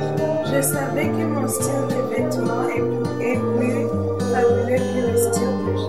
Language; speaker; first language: French; non-native, learner; English